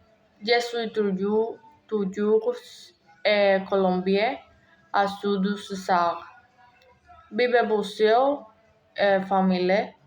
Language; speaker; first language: French; non-native, learner; Spanish